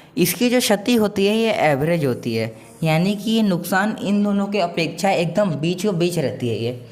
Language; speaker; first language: Hindi; non-native, local second language; Marathi